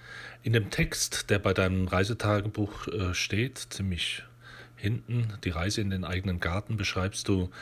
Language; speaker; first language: German; native; German